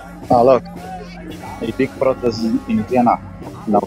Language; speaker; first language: English; non-native, learner; Polish